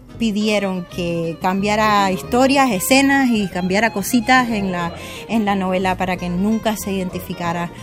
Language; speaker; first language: Spanish; native; Spanish